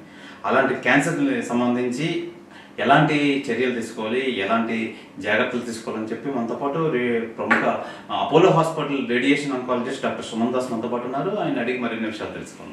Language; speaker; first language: Telugu; native; Telugu